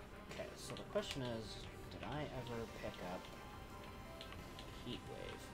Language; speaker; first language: English; native; English